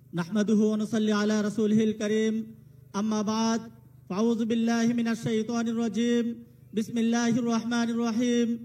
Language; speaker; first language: Bangla; native; Bangla